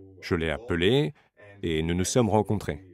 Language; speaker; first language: French; non-native, fluent; Slovenian